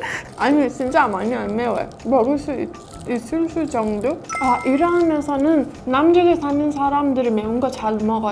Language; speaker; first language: Korean; non-native, fluent; Persian